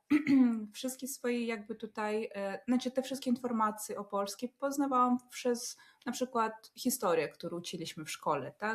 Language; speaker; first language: Polish; non-native, fluent; Russian